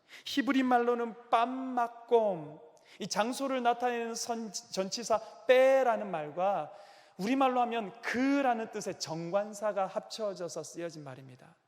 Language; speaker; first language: Korean; native; Korean